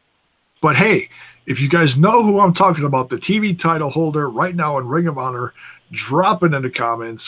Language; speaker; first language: English; native; English